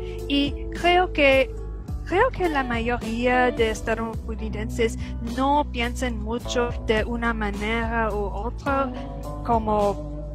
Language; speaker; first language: Spanish; non-native, fluent; English